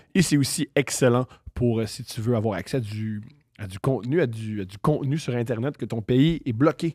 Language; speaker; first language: French; native; French